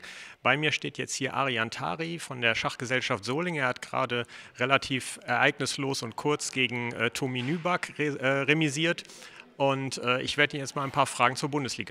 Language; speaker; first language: German; native; German